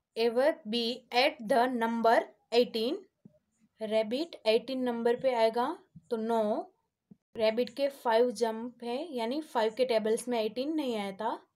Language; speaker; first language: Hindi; non-native, local second language; Gujarati